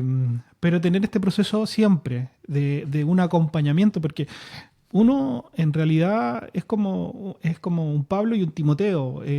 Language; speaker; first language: Spanish; native; Spanish